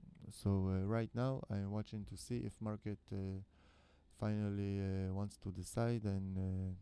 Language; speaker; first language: English; non-native, fluent; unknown